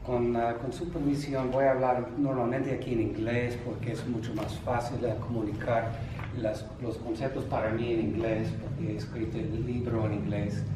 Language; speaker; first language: Spanish; non-native, fluent; English